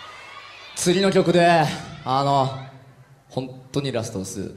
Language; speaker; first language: Japanese; native; Japanese